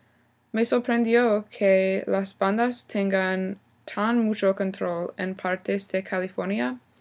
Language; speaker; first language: Spanish; non-native, learner; English